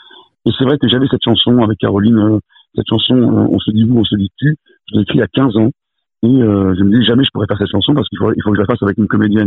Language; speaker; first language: French; native; French